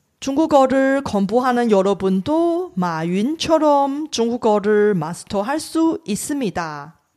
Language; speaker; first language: Korean; non-native, fluent; Chinese